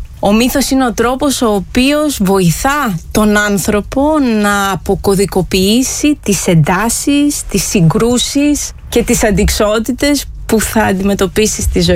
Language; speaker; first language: Greek; native; Greek